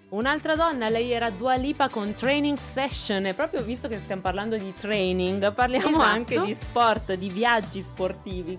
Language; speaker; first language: Italian; native; Italian